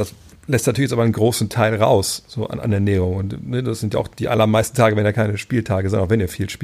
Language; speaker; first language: German; native; German